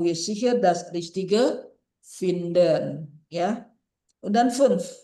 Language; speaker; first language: German; non-native, fluent; Indonesian